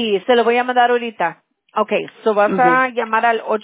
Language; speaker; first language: Spanish; early bilingual, heritage; Spanish